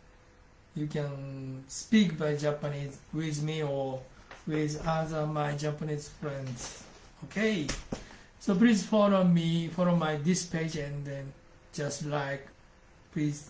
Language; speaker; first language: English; non-native, learner; Japanese